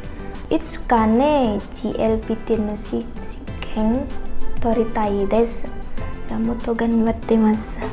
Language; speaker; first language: Japanese; non-native, learner; Indonesian